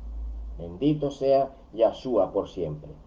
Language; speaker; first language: Spanish; native; Spanish